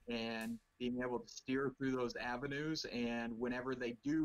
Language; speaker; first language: English; native; English